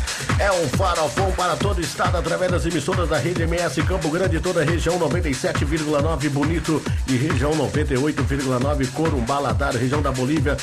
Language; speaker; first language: Portuguese; native; Portuguese